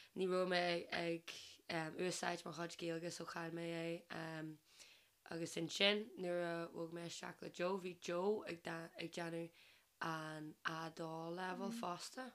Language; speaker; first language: Irish; non-native, local second language; English